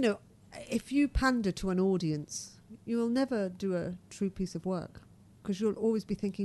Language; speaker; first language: English; native; English